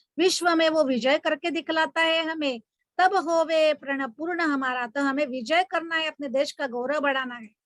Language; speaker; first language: Hindi; non-native, local second language; Marathi